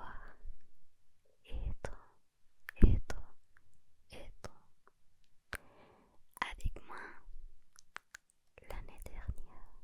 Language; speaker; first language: French; non-native, learner; Spanish